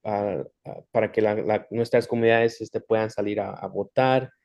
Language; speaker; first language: Spanish; early bilingual, heritage; Spanish